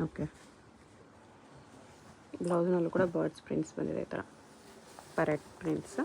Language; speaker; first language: Kannada; native; Kannada